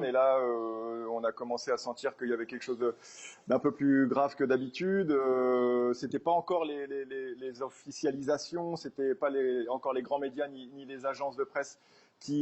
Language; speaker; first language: French; native; French